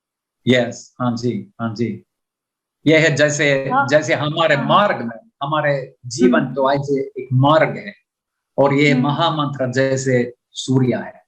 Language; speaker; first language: Hindi; non-native, learner; Finnish